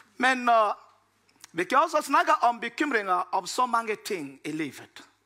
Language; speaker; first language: Danish; non-native, fluent; Lingala